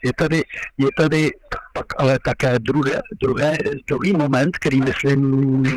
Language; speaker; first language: Czech; non-native, fluent; French